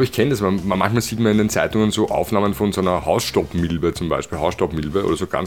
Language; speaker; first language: German; native; German